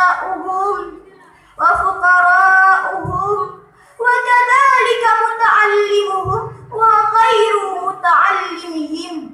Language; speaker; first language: Arabic; non-native, learner; Achinese